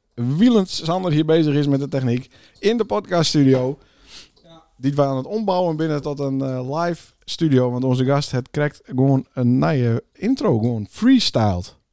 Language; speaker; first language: Dutch; native; Dutch